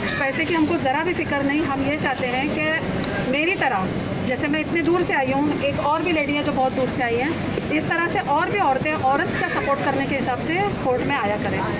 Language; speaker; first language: Hindi; non-native, local second language; Urdu